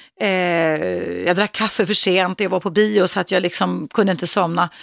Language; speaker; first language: Swedish; native; Swedish